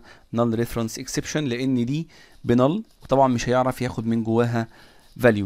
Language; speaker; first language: Arabic; native; Arabic